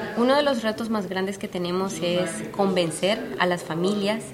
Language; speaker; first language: Spanish; native; Spanish